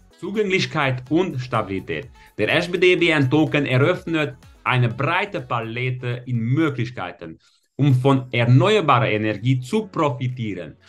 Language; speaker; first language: German; non-native, fluent; Hungarian